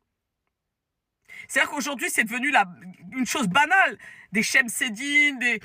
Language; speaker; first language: French; native; French